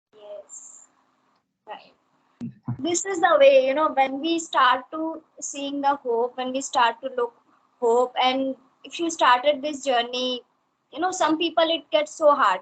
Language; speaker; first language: English; non-native, local second language; Hindi